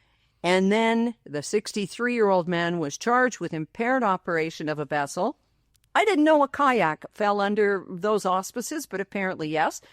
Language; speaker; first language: English; native; English